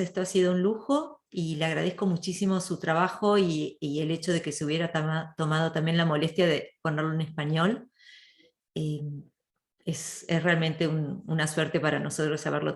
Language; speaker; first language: Spanish; native; Spanish